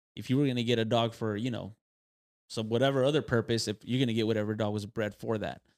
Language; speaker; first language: English; native; English